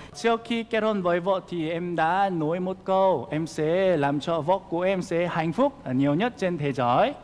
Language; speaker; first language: Vietnamese; non-native, fluent; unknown